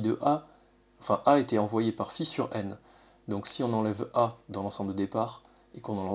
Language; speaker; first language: French; native; French